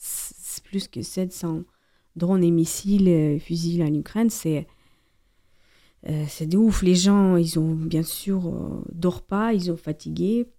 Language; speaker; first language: French; non-native, fluent; Ukrainian